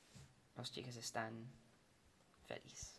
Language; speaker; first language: Spanish; non-native, learner; English